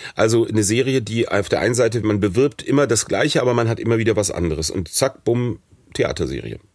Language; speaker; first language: German; non-native, fluent; English